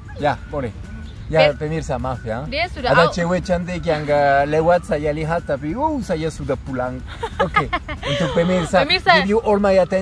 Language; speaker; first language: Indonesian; non-native, fluent; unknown